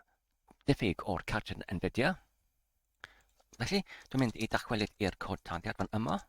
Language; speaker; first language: Welsh; non-native, learner; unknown